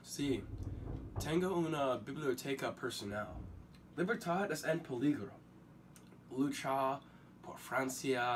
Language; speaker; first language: Spanish; non-native, learner; English